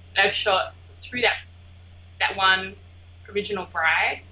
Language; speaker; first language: English; native; English